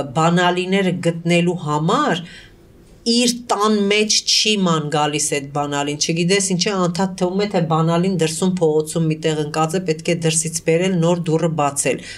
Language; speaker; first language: Armenian; early bilingual, heritage; Armenian